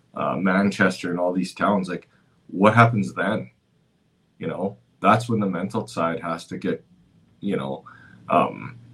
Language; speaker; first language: English; native; English